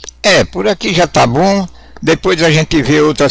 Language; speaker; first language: Portuguese; native; Portuguese